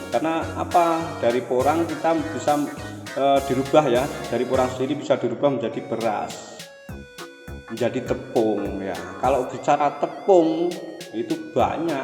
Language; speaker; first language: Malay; non-native, local second language; Javanese